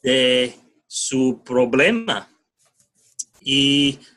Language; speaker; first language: Spanish; non-native, learner; English